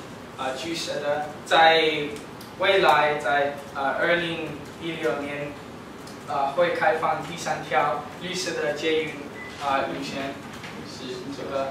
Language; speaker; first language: Chinese; non-native, learner; English